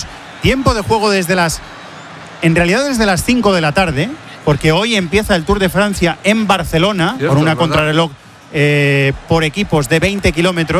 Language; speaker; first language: Spanish; native; Spanish